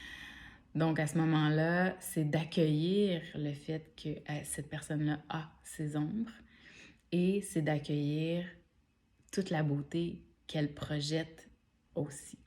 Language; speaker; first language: French; native; French